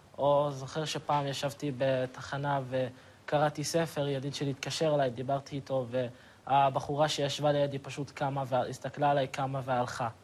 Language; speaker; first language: Hebrew; non-native, local second language; Arabic